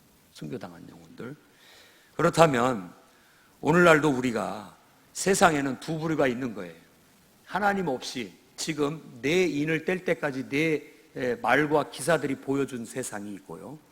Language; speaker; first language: Korean; native; Korean